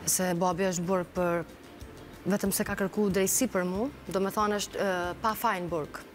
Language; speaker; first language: Albanian; native; Albanian